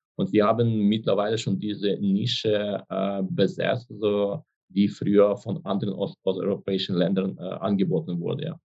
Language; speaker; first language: German; non-native, fluent; Ukrainian